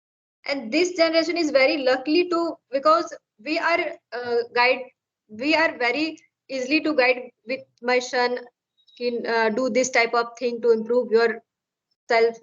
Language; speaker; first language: English; non-native, learner; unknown